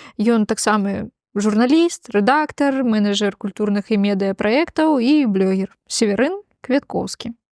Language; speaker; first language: Belarusian; non-native, local second language; Russian